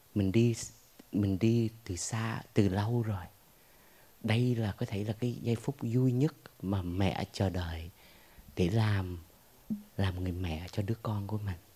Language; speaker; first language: Vietnamese; early bilingual, heritage; Vietnamese